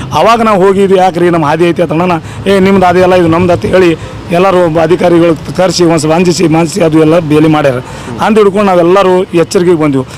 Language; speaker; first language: Kannada; non-native, local second language; Lambadi